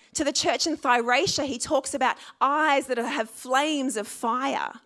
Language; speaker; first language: English; native; English